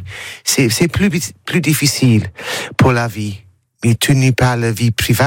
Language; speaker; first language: French; non-native, learner; English